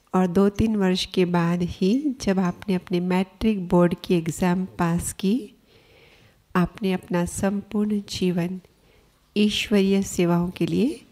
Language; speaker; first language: Hindi; native; Hindi